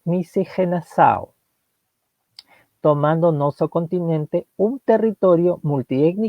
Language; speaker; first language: Portuguese; non-native, learner; Spanish